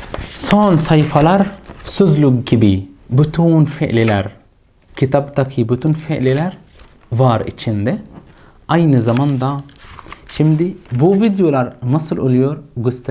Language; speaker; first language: Turkish; non-native, fluent; Arabic